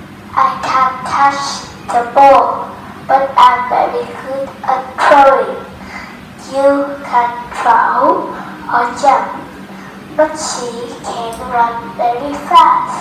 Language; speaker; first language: English; non-native, learner; Vietnamese